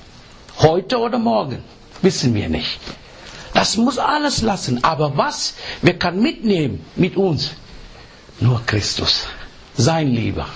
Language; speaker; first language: German; non-native, learner; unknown